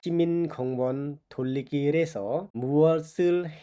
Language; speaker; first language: Korean; non-native, fluent; Khmer